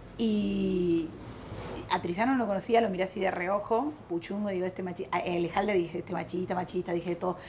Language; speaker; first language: Spanish; native; Spanish